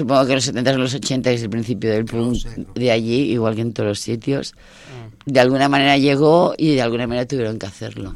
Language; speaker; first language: Spanish; native; Spanish